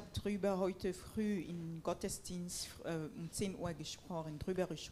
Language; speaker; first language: German; non-native, fluent; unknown